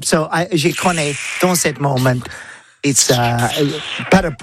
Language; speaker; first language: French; non-native, learner; English